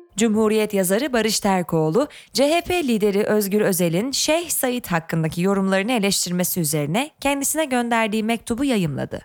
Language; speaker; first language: Turkish; native; Turkish